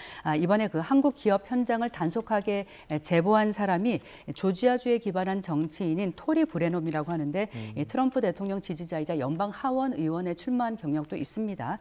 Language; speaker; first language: Korean; native; Korean